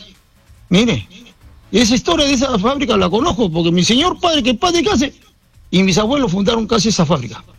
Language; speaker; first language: Spanish; native; Spanish